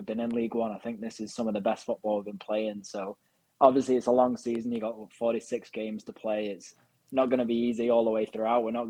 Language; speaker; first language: English; native; English